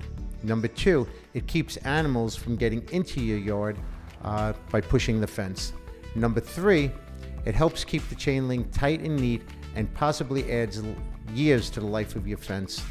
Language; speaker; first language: English; native; English